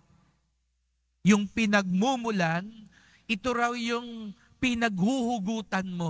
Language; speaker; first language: Filipino; native; Filipino